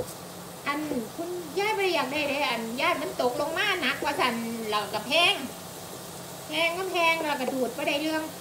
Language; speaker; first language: Norwegian; non-native, learner; Thai